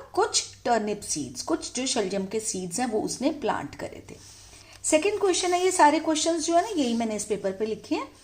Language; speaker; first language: Hindi; native; Hindi